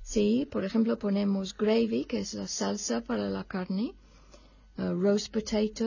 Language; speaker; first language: Spanish; non-native, fluent; English